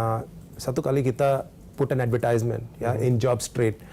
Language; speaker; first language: Indonesian; non-native, learner; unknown